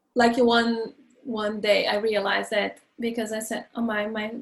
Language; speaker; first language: English; non-native, learner; Portuguese